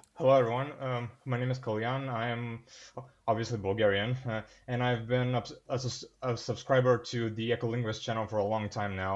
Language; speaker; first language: English; non-native, fluent; Bulgarian